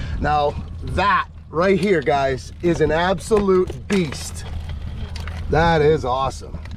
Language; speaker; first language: English; native; English